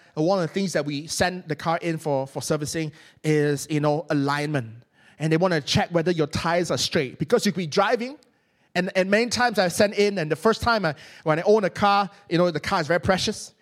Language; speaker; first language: English; non-native, local second language; Cantonese